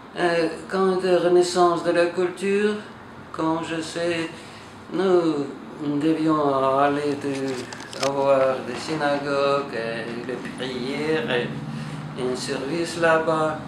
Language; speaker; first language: French; non-native, fluent; Russian